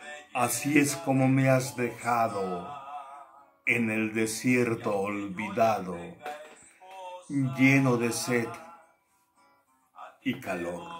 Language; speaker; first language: Spanish; native; Spanish